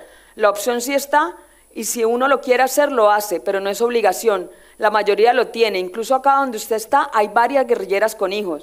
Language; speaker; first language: Spanish; native; Spanish